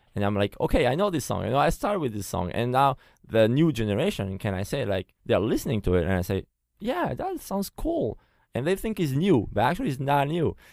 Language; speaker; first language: English; non-native, fluent; Portuguese